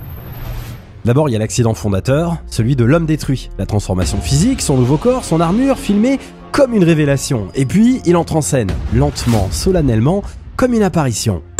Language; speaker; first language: French; native; French